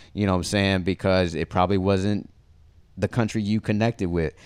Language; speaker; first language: English; early bilingual, other home language; Haitian Creole